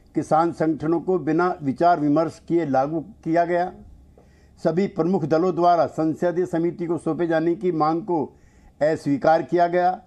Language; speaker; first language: Hindi; native; Hindi